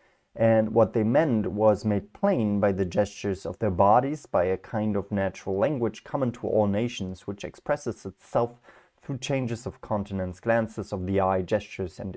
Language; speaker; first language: English; non-native, fluent; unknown